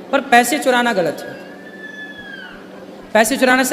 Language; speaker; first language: Hindi; native; Hindi